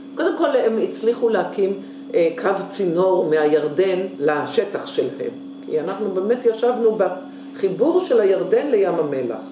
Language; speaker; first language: Hebrew; native; Hebrew